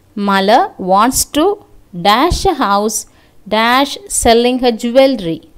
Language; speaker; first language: English; non-native, local second language; Tamil